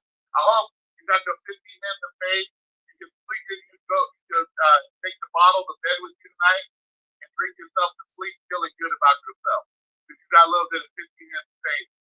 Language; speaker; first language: English; native; English